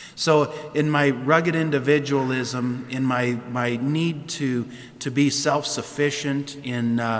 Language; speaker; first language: English; native; English